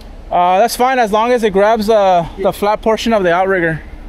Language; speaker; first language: English; early bilingual, other home language; Spanish